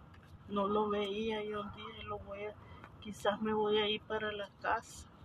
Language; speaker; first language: Spanish; native; Spanish